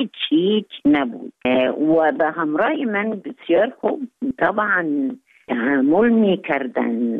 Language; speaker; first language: Persian; non-native, learner; Arabic